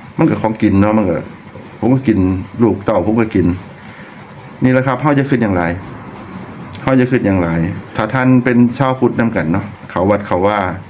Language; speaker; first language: Thai; non-native, local second language; Lao